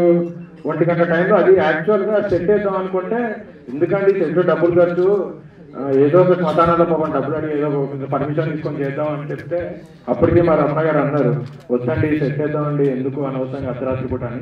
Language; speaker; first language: Telugu; native; Telugu